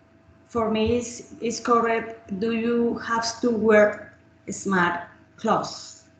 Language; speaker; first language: English; non-native, learner; Spanish